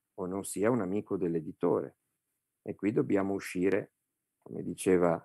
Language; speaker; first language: Italian; native; Italian